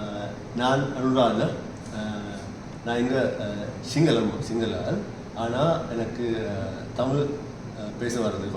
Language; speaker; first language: Tamil; non-native, local second language; Sinhala